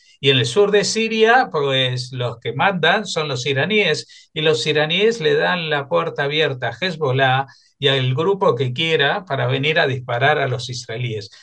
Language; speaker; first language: Spanish; native; Spanish